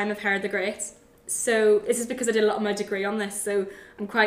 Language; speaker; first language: English; native; English